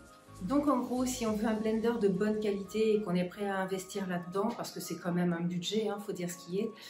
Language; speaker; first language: French; native; French